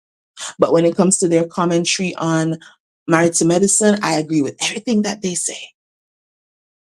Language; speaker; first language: English; native; English